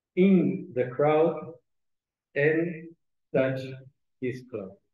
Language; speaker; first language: English; non-native, fluent; Portuguese